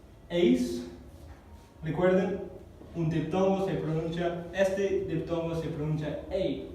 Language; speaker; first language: Spanish; non-native, fluent; English